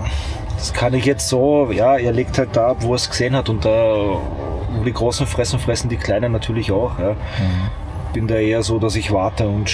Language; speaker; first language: German; native; German